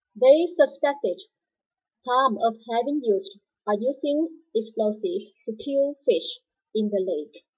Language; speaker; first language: English; non-native, fluent; Vietnamese